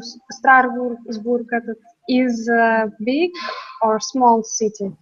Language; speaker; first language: English; non-native, learner; Russian